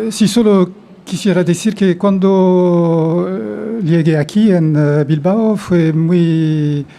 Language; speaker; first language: Spanish; non-native, fluent; French